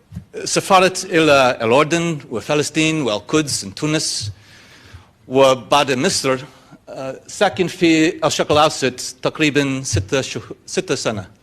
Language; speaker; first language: Arabic; non-native, learner; English